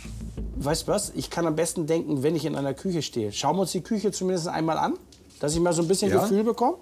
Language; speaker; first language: German; native; German